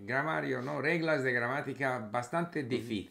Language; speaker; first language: Spanish; non-native, fluent; English